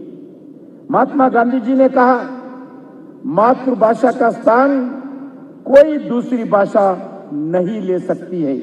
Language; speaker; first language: Hindi; non-native, local second language; Telugu